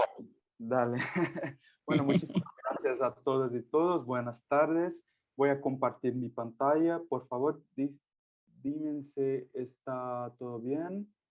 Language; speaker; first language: Spanish; non-native, fluent; Portuguese